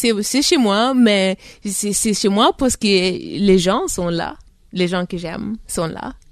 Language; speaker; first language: French; early bilingual, heritage; French